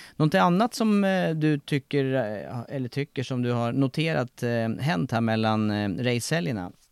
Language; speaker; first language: Swedish; native; Swedish